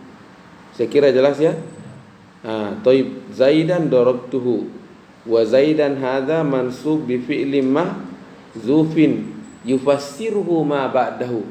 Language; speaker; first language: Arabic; non-native, fluent; Indonesian